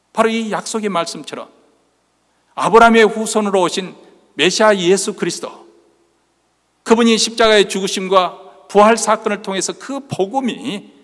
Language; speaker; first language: Korean; native; Korean